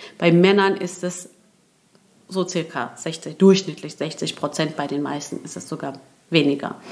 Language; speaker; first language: German; early bilingual, other home language; Persian